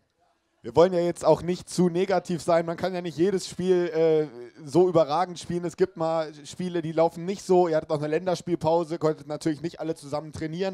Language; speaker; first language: German; native; German